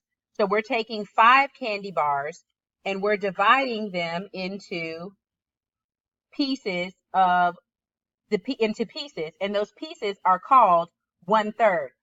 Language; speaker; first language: English; native; English